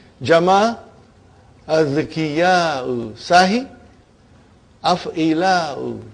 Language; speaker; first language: Arabic; non-native, fluent; Urdu